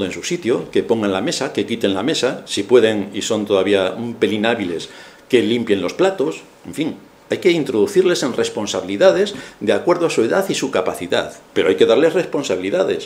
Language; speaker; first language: Spanish; native; Spanish